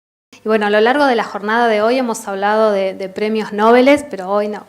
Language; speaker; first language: Spanish; native; Spanish